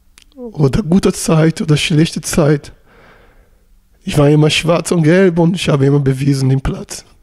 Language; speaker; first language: German; non-native, learner; Portuguese